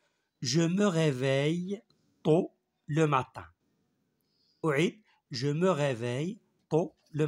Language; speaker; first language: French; non-native, local second language; Arabic